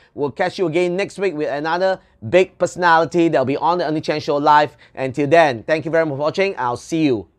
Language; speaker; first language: English; non-native, local second language; Chinese